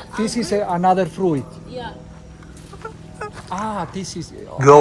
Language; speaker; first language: English; non-native, learner; Italian